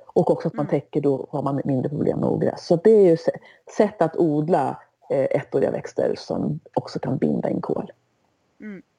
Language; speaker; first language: Swedish; native; Swedish